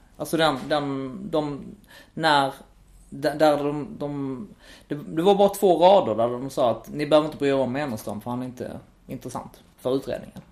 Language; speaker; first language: Swedish; native; Swedish